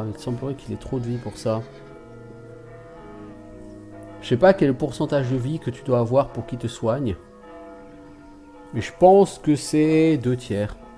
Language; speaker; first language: French; native; French